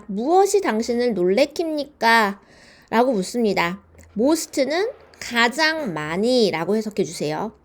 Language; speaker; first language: Korean; native; Korean